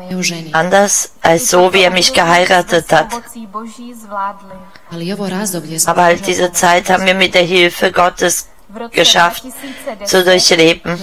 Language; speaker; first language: German; non-native, fluent; Czech